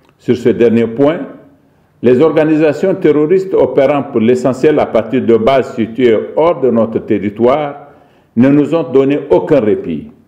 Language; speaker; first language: French; non-native, local second language; Arabic